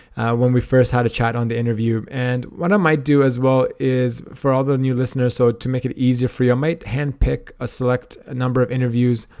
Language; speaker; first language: English; native; English